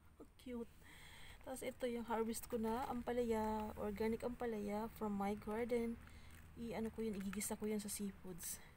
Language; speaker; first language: Filipino; non-native, local second language; Cebuano